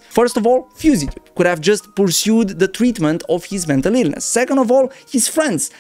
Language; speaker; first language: English; non-native, fluent; Romanian